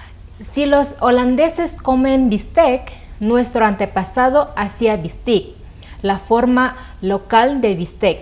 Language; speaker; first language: Spanish; non-native, fluent; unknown